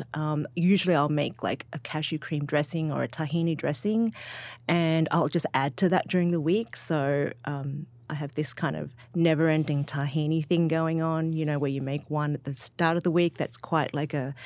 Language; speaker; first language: English; native; English